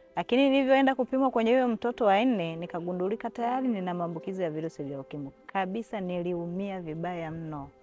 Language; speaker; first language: Swahili; non-native, local second language; Hausa